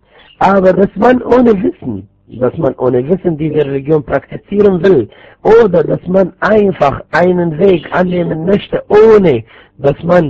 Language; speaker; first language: German; non-native, fluent; Arabic